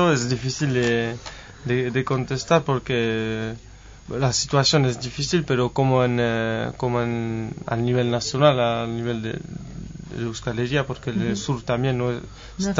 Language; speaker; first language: Spanish; non-native, fluent; French